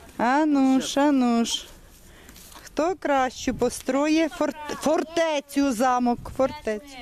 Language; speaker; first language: Ukrainian; native; Ukrainian